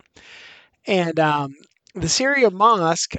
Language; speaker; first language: English; native; English